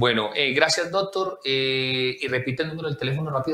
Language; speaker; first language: Spanish; native; Spanish